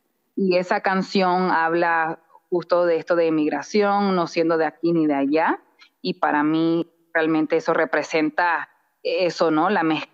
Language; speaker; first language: Spanish; early bilingual, heritage; Spanish